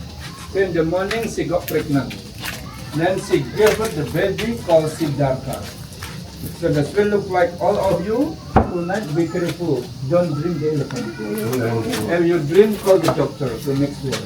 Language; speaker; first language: English; non-native, learner; Indonesian